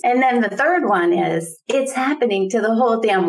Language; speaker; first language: English; native; English